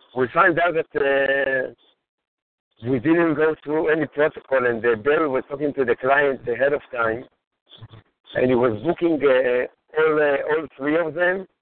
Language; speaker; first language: English; non-native, fluent; Hebrew